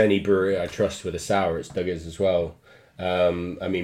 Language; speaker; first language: English; native; English